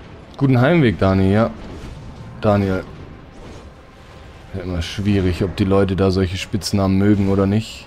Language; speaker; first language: German; native; German